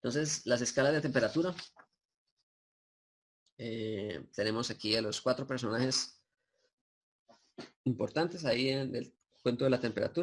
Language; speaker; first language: Spanish; native; Spanish